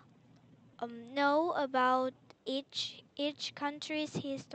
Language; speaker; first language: English; non-native, learner; Korean